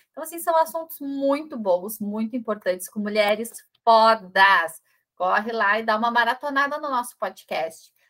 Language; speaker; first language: Portuguese; native; Portuguese